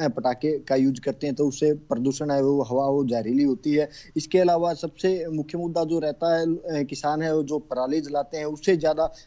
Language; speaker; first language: Hindi; native; Hindi